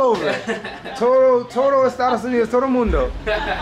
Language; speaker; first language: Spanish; non-native, learner; English